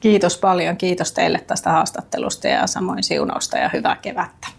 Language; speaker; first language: Finnish; native; Finnish